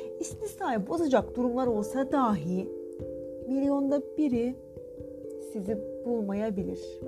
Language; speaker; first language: Turkish; native; Turkish